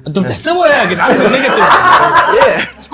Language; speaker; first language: Arabic; native; Arabic